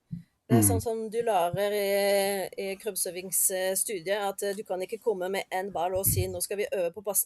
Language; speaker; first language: Norwegian; non-native, fluent; French